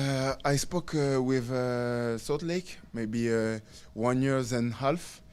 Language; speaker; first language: English; non-native, learner; French